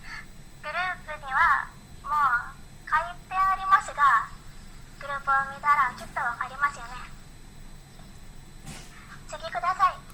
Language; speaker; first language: Japanese; non-native, learner; Indonesian